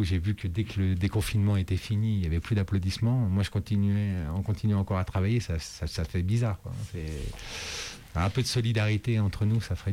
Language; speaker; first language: French; native; French